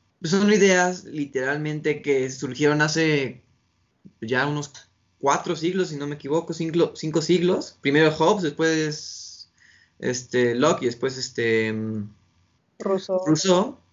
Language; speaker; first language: Spanish; native; Spanish